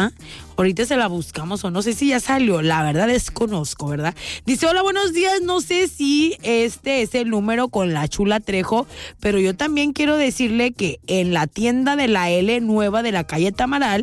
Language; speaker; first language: Spanish; native; Spanish